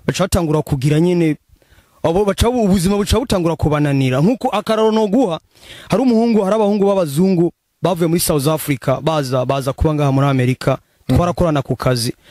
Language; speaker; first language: Rundi; early bilingual, heritage; Rundi